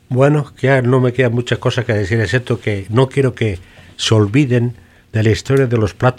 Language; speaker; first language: Spanish; native; Spanish